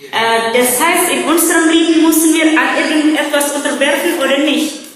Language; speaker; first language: German; non-native, learner; Indonesian